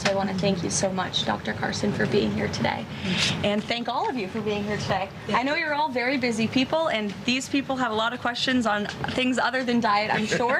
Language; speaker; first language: English; native; English